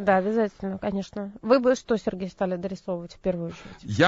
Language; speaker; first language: Russian; native; Russian